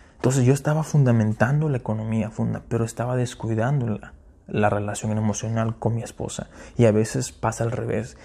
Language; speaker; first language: Spanish; early bilingual, heritage; Spanish